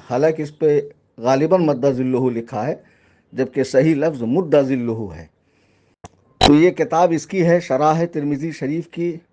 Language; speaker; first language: Urdu; native; Urdu